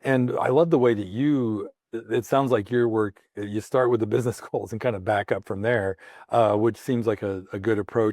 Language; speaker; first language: English; native; English